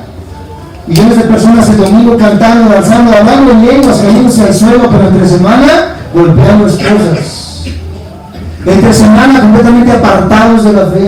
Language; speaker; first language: Spanish; native; Spanish